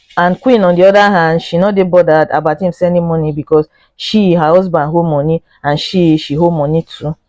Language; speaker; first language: Nigerian Pidgin; native; Nigerian Pidgin